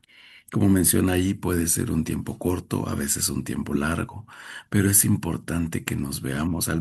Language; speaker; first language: Spanish; native; Spanish